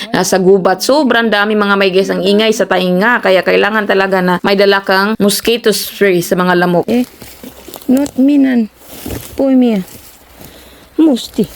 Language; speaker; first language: Filipino; non-native, local second language; Cebuano